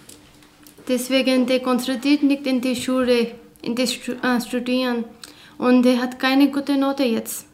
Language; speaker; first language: German; non-native, learner; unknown